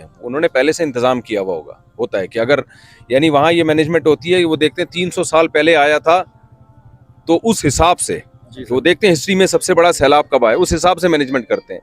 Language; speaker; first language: Urdu; native; Urdu